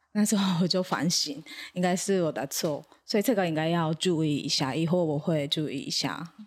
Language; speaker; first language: Chinese; non-native, fluent; Japanese